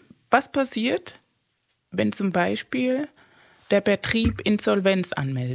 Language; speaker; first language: German; non-native, fluent; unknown